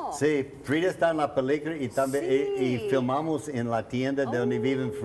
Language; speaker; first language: Spanish; non-native, learner; English